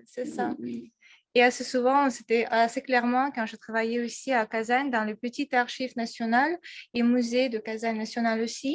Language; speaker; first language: French; non-native, fluent; Russian